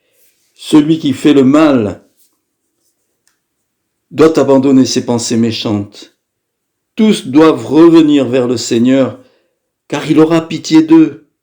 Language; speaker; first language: French; native; French